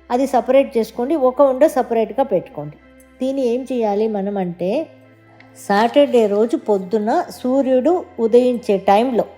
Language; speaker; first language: Telugu; non-native, local second language; Tamil